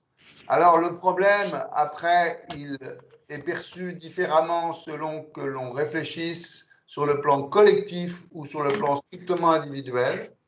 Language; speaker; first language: French; native; French